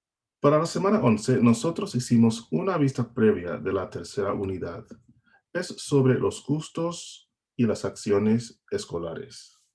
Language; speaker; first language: Spanish; non-native, fluent; English